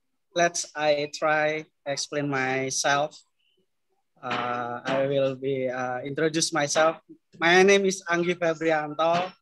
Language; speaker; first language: English; non-native, learner; Indonesian